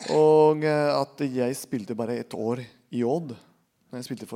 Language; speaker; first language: Norwegian; non-native, fluent; Spanish